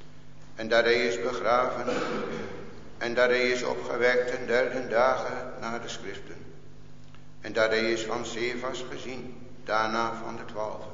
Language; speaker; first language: Dutch; native; Dutch